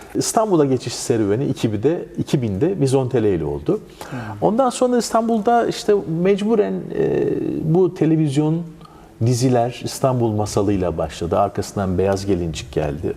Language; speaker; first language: Turkish; native; Turkish